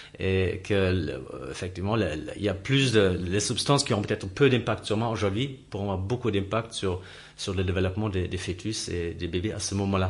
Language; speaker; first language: French; non-native, fluent; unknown